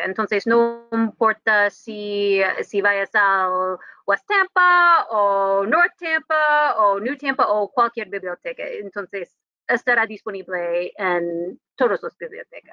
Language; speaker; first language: Spanish; non-native, fluent; English